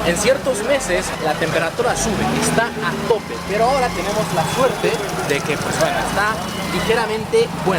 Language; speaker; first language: Spanish; native; Spanish